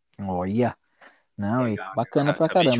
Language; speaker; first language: Portuguese; native; Portuguese